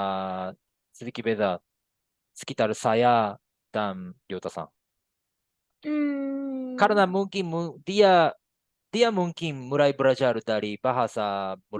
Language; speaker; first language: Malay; non-native, fluent; Japanese